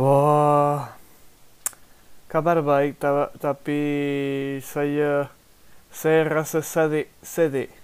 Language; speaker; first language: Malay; non-native, learner; English